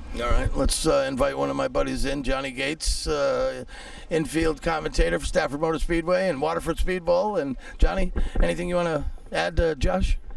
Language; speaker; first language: English; native; English